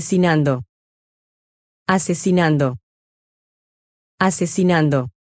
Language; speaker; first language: Spanish; non-native, fluent; Chinese